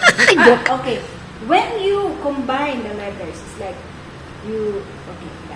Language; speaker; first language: English; non-native, local second language; Filipino